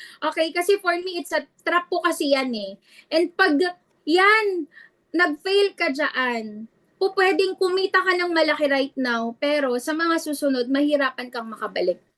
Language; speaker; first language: Filipino; non-native, local second language; Iloko